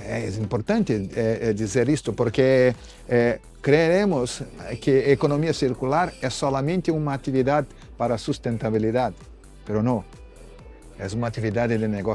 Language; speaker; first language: Spanish; non-native, fluent; Portuguese